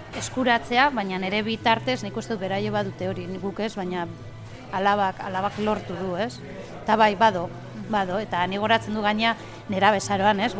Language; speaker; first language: Basque; non-native, local second language; Spanish